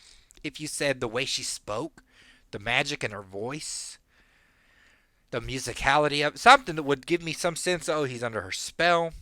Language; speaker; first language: English; native; English